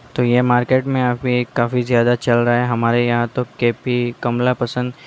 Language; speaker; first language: Hindi; non-native, local second language; Assamese